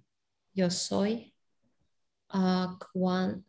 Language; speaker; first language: Spanish; non-native, learner; Russian